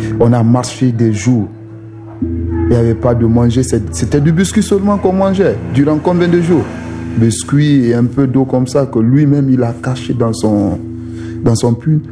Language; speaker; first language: French; non-native, local second language; Susu